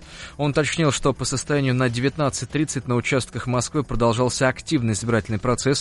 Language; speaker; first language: Russian; native; Russian